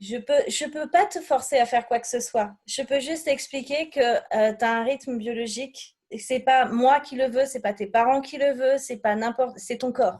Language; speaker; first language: French; native; French